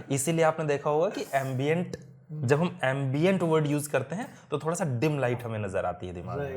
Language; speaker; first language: Hindi; native; Hindi